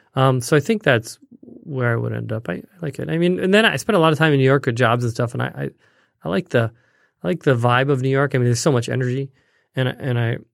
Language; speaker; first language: English; native; English